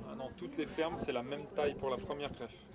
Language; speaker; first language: French; native; French